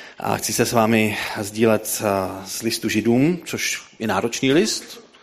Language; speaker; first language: Czech; native; Czech